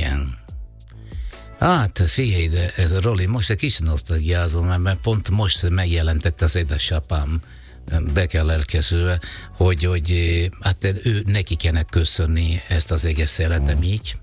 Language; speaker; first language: Hungarian; non-native, fluent; Italian